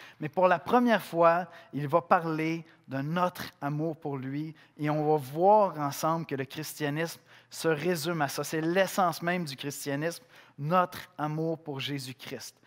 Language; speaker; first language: French; native; French